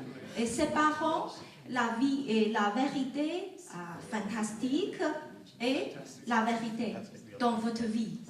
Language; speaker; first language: French; non-native, learner; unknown